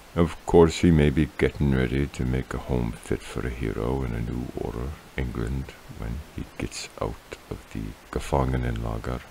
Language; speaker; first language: English; native; English